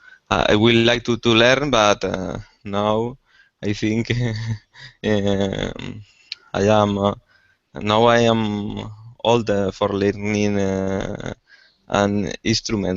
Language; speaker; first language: English; non-native, learner; Spanish